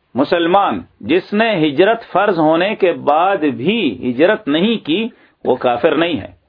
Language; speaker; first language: Urdu; native; Urdu